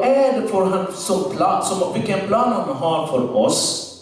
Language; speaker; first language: Swedish; non-native, learner; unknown